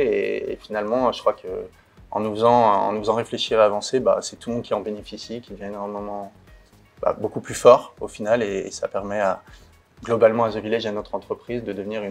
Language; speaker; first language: French; native; French